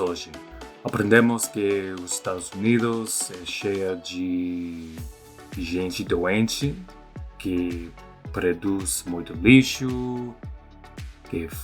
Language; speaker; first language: Portuguese; non-native, fluent; English